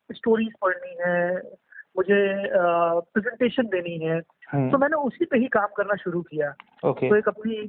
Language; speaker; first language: Hindi; native; Hindi